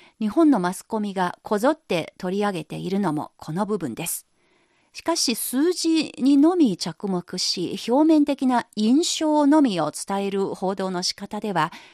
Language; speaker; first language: Japanese; non-native, fluent; Chinese